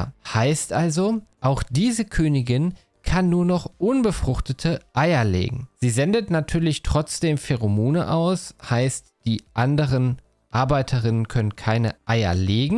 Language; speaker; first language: German; native; German